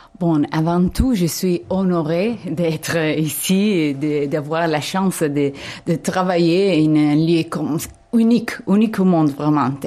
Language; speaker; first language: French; non-native, fluent; Italian